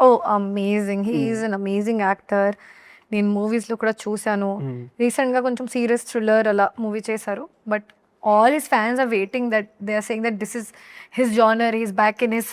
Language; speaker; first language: Telugu; non-native, learner; Hindi